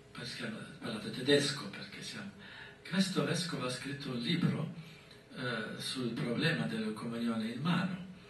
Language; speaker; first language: Italian; non-native, fluent; German